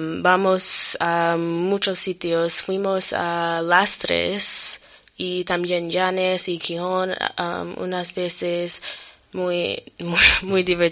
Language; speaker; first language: Spanish; non-native, fluent; English